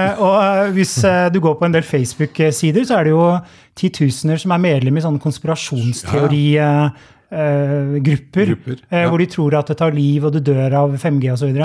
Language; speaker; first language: Norwegian; native; Norwegian